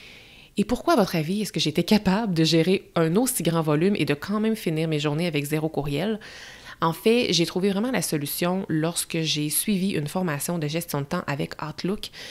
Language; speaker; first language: French; native; French